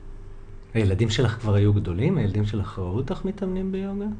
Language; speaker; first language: Hebrew; native; Hebrew